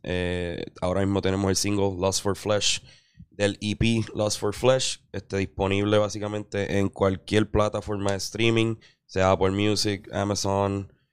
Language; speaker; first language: Spanish; early bilingual, heritage; Spanish